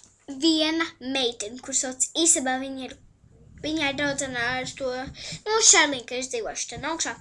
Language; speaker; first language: Latvian; early bilingual, heritage; Latvian